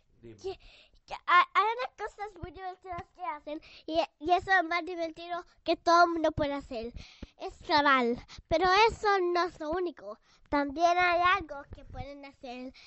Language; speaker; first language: Spanish; early bilingual, heritage; Spanish